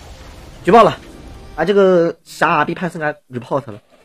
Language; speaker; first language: Chinese; native; Chinese